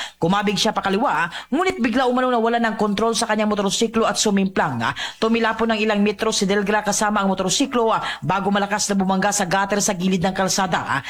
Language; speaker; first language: Filipino; non-native, local second language; Cebuano